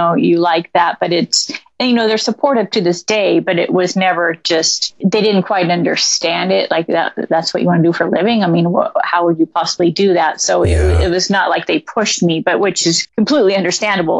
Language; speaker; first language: English; native; English